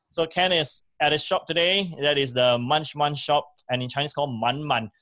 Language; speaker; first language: English; native; English